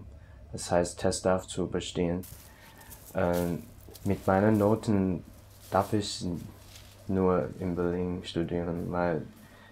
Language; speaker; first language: German; non-native, learner; Chinese